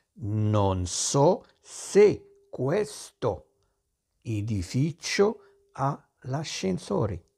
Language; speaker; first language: Italian; non-native, fluent; Arabic